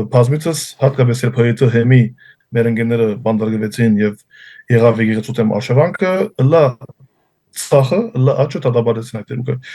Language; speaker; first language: Armenian; early bilingual, heritage; Armenian